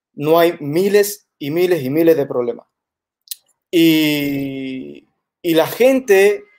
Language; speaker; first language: Spanish; native; Spanish